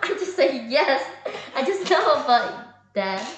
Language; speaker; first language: English; non-native, learner; Indonesian